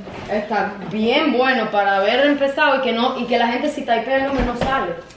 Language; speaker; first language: Spanish; native; Spanish